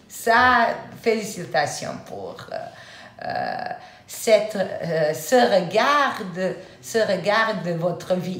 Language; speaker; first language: French; non-native, fluent; Serbian